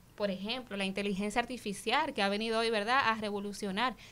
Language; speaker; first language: Spanish; native; Spanish